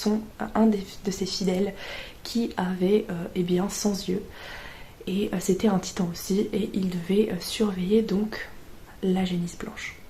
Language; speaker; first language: French; native; French